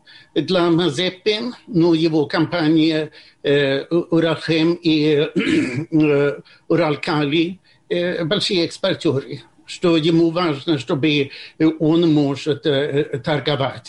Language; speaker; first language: Russian; non-native, fluent; Swedish